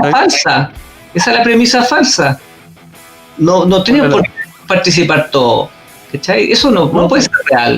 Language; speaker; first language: Spanish; native; Spanish